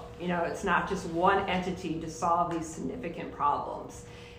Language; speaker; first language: English; native; English